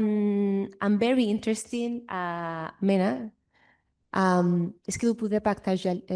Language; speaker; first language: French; non-native, fluent; English